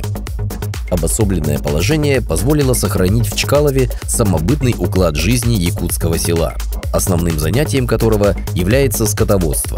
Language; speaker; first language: Russian; native; Russian